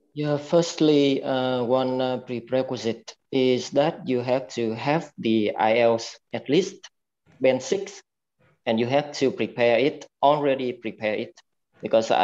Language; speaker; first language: English; non-native, fluent; Vietnamese